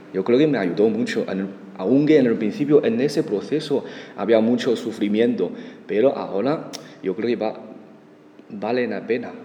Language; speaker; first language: Spanish; non-native, fluent; Chinese